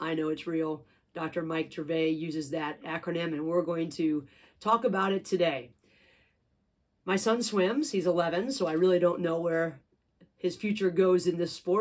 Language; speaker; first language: English; native; English